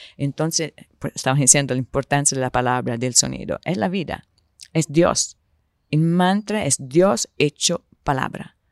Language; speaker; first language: Spanish; non-native, fluent; Italian